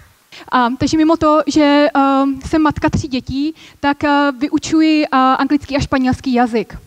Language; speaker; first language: Czech; native; Czech